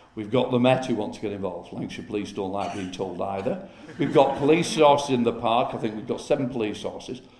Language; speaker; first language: English; native; English